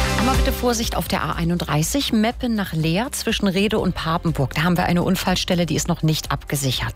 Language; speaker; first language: German; native; German